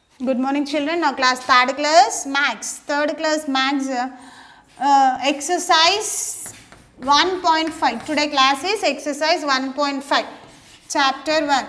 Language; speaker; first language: English; non-native, local second language; Telugu